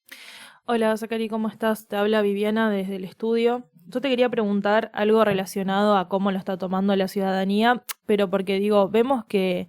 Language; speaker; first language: Spanish; native; Spanish